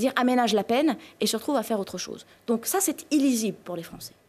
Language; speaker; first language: French; native; French